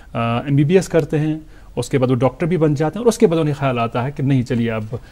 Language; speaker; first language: Hindi; non-native, local second language; Kashmiri